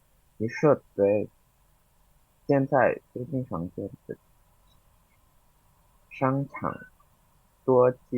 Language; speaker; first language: Chinese; non-native, learner; Indonesian